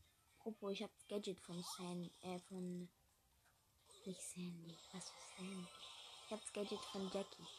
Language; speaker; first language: German; native; German